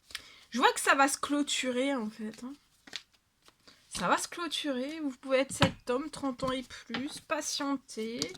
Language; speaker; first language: French; native; French